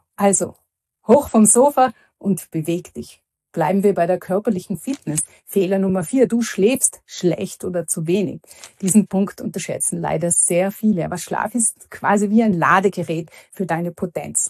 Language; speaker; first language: German; native; German